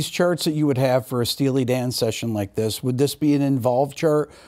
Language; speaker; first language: English; native; English